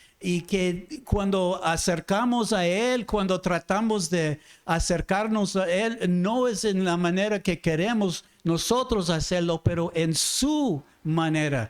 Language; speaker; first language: Spanish; non-native, fluent; English